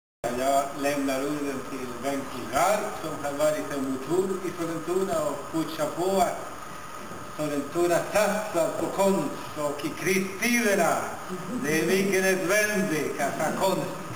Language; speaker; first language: Swedish; non-native, fluent; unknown